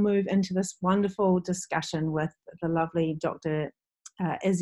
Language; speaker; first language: English; native; English